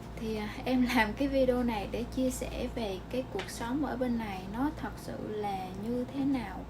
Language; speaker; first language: Vietnamese; native; Vietnamese